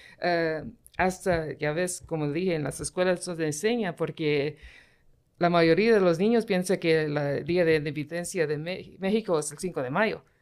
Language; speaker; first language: Spanish; early bilingual, heritage; Spanish